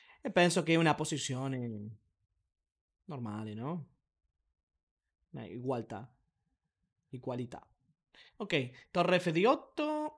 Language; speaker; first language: Italian; non-native, learner; Spanish